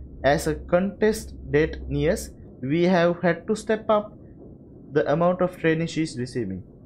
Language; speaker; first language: English; non-native, local second language; Sinhala